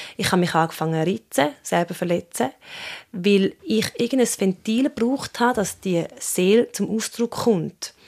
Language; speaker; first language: German; early bilingual, other home language; Swiss German